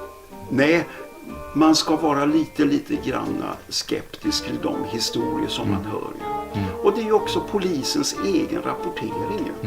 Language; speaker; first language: Swedish; native; Swedish